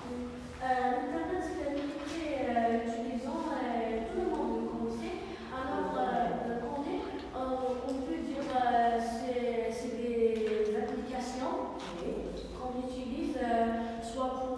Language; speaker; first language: French; non-native, learner; Arabic